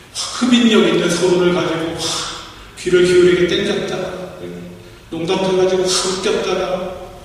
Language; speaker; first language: Korean; native; Korean